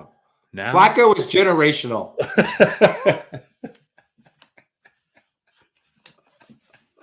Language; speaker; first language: English; native; English